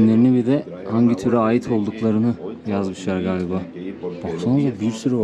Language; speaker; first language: Turkish; native; Turkish